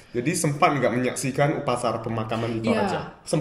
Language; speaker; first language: Indonesian; native; Indonesian